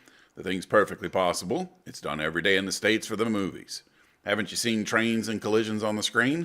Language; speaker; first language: English; native; English